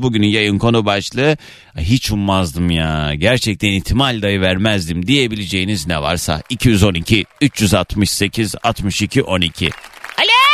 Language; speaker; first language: Turkish; native; Turkish